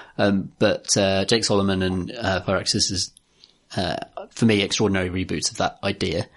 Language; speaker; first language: English; native; English